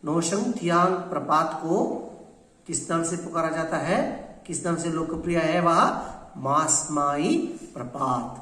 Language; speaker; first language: Hindi; non-native, local second language; Kannada